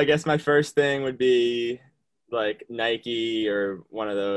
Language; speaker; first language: English; native; English